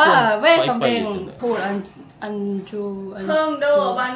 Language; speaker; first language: Korean; non-native, learner; Lao